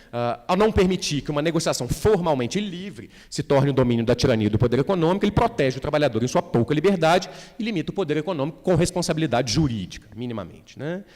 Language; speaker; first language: Portuguese; native; Portuguese